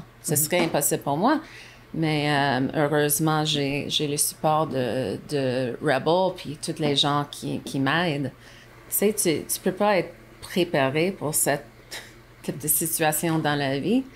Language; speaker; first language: French; non-native, local second language; English